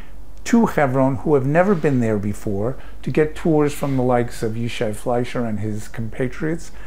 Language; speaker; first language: English; native; English